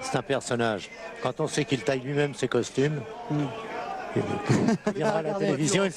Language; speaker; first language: French; native; French